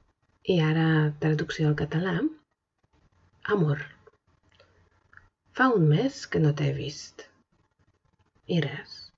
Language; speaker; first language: Catalan; non-native, fluent; Polish